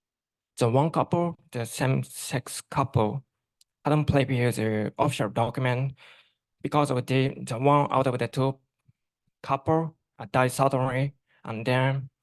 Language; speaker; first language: English; non-native, fluent; Japanese